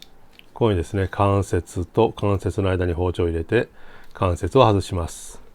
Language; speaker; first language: Japanese; native; Japanese